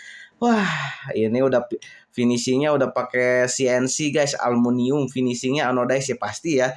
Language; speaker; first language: Indonesian; native; Indonesian